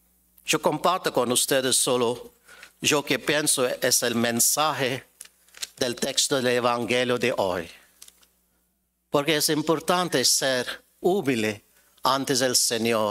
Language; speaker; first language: Spanish; non-native, fluent; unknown